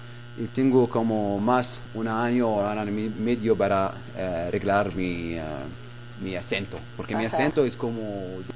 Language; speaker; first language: Spanish; non-native, learner; Arabic